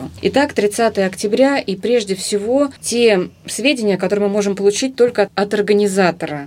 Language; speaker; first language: Russian; native; Russian